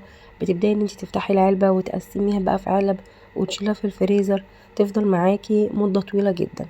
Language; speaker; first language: Arabic; native; Arabic